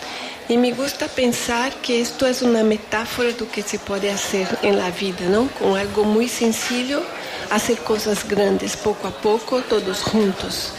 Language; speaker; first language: Spanish; non-native, fluent; Portuguese